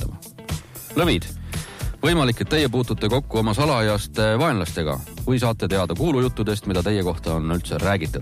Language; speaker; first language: Estonian; native; Estonian